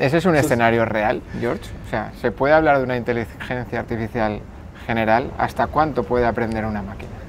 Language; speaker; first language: Spanish; native; Spanish